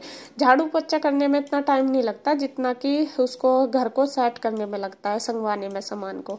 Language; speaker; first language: Hindi; native; Hindi